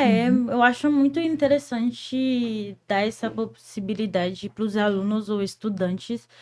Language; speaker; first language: Portuguese; non-native, fluent; Haitian Creole